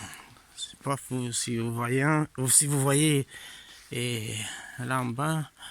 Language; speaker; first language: French; non-native, fluent; Italian